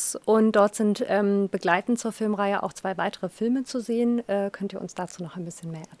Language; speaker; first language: German; native; German